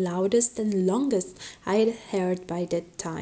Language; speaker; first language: English; early bilingual, other home language; Spanish